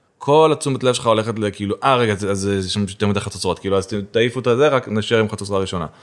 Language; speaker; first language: Hebrew; native; Hebrew